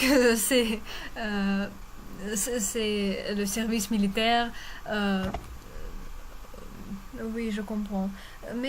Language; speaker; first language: French; non-native, fluent; Russian